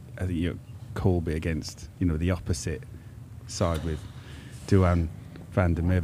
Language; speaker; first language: English; native; English